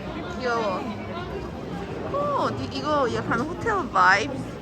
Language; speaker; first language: Korean; non-native, fluent; Italian